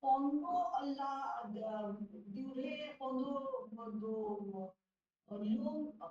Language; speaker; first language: French; non-native, learner; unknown